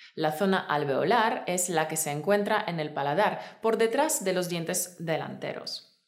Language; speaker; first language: Spanish; native; Spanish